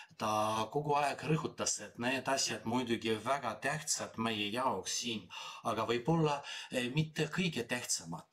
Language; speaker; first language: Estonian; non-native, fluent; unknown